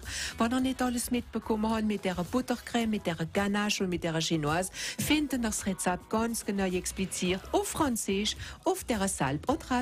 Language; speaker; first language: German; native; German